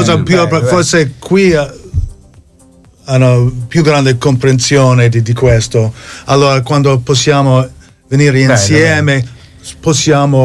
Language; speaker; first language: Italian; non-native, fluent; English